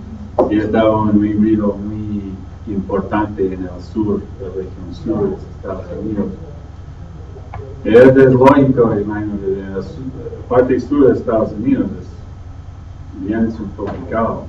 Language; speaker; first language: Spanish; non-native, learner; English